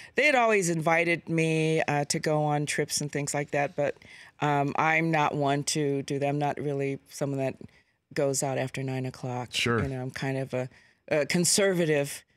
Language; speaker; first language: English; native; English